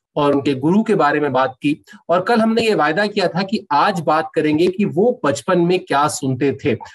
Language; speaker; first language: Hindi; native; Hindi